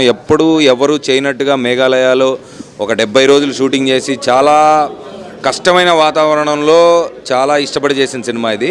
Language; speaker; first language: Telugu; native; Telugu